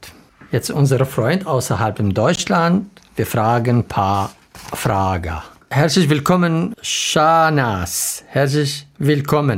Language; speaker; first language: German; non-native, learner; Arabic